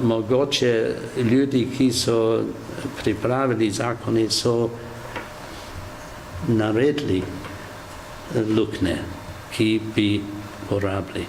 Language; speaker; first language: Slovenian; non-native, learner; English